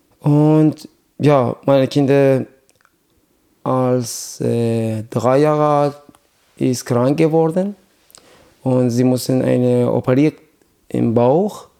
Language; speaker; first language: German; non-native, learner; Persian